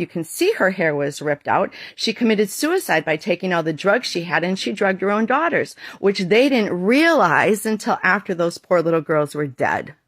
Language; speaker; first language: English; native; English